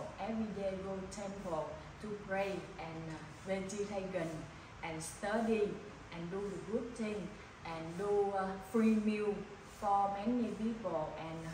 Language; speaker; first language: English; non-native, learner; Vietnamese